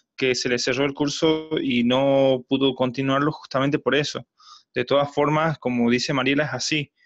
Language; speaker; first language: Spanish; native; Spanish